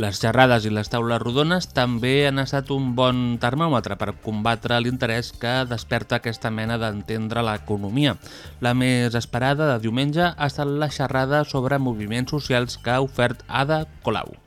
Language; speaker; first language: Catalan; native; Catalan